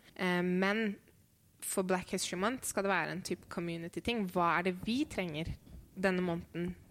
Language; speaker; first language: Norwegian; native; Norwegian